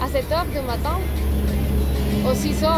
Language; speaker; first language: French; non-native, learner; Spanish